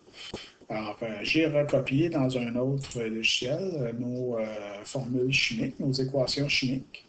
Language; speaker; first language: French; native; French